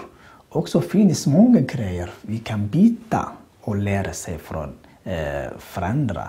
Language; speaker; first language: Swedish; non-native, learner; Somali